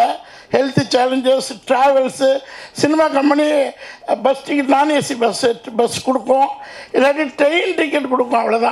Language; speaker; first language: Tamil; native; Tamil